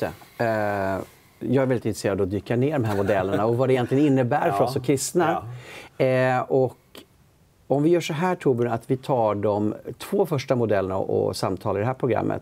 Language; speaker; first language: Swedish; native; Swedish